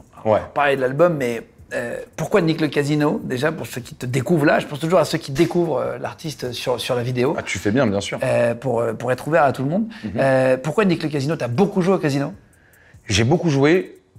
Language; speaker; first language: French; native; French